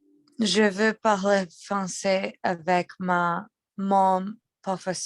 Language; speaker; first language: French; non-native, learner; Portuguese